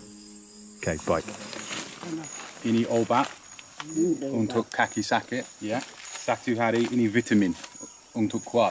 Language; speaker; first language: Indonesian; non-native, learner; English